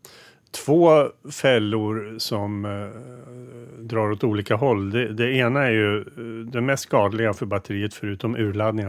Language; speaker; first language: Swedish; native; Swedish